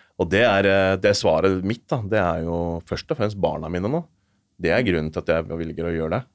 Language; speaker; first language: Norwegian; native; Norwegian